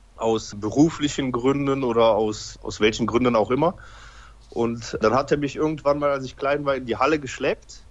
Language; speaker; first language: German; early bilingual, other home language; Polish